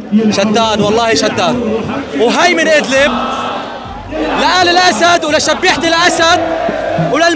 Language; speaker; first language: Arabic; native; Arabic